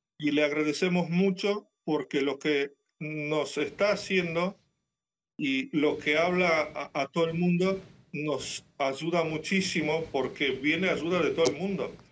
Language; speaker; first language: Spanish; non-native, fluent; Ukrainian